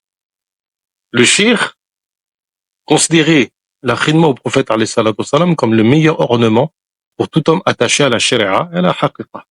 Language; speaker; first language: French; non-native, local second language; Wolof